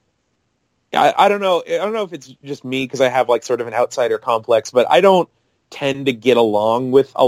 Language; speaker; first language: English; native; English